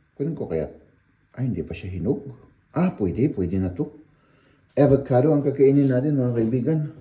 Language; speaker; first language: Filipino; native; Filipino